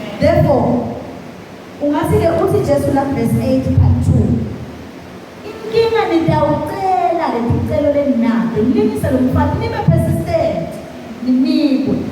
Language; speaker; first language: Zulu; non-native, local second language; Swati